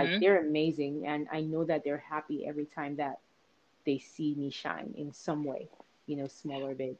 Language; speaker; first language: English; non-native, local second language; Igbo